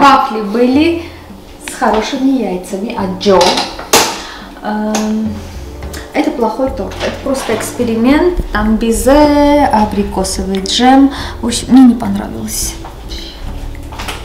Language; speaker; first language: Russian; non-native, fluent; Armenian